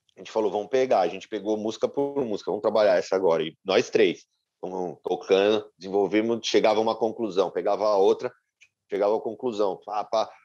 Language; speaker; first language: Portuguese; native; Portuguese